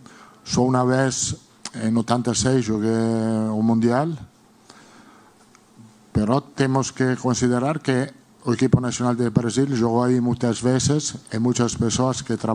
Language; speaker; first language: Portuguese; non-native, learner; Spanish